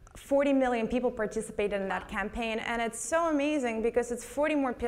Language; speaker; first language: English; non-native, fluent; Russian